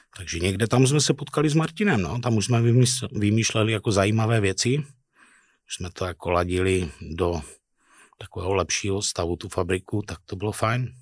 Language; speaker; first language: Czech; native; Czech